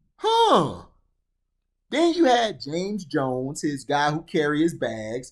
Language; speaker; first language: English; native; English